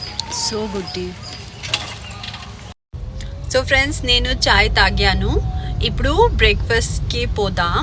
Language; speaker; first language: Telugu; non-native, learner; Kannada